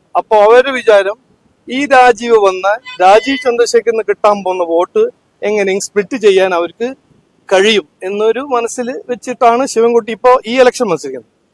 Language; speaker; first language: Malayalam; early bilingual, heritage; Malayalam